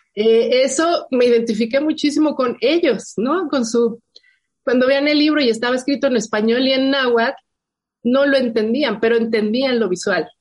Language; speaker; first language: Spanish; native; Spanish